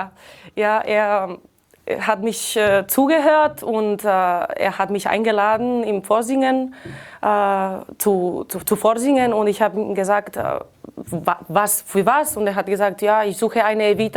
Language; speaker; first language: German; non-native, fluent; Catalan